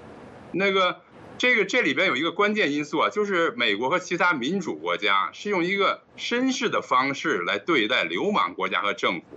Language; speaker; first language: Chinese; native; Chinese